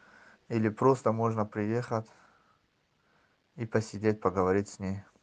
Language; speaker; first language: Russian; non-native, learner; Tajik